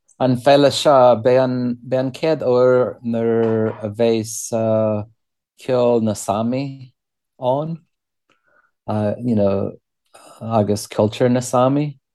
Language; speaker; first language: Irish; non-native, learner; English